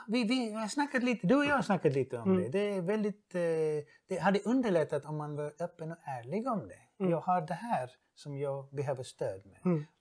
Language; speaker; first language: Swedish; non-native, fluent; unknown